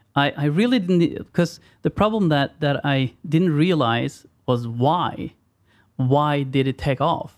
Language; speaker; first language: English; non-native, fluent; Swedish